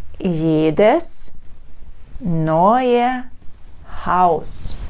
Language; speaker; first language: German; non-native, fluent; Ukrainian